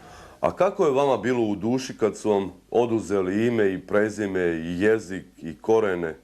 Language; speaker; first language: Bosnian; native; Bosnian